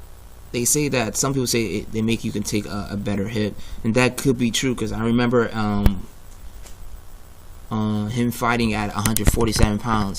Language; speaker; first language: English; native; English